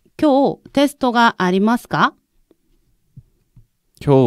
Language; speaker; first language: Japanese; non-native, fluent; Korean